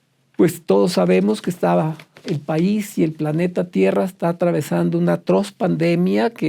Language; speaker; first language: Spanish; native; Spanish